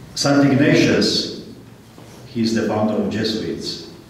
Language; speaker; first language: English; non-native, fluent; Slovenian